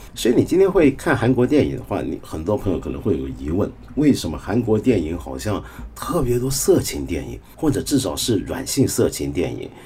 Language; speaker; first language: Chinese; native; Chinese